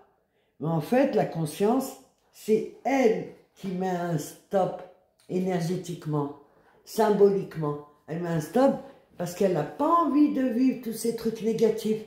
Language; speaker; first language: French; native; French